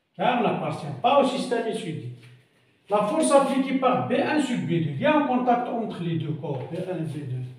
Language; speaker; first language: French; non-native, local second language; Arabic